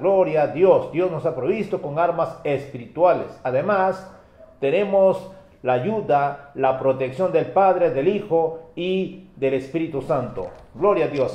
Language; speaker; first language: Spanish; native; Spanish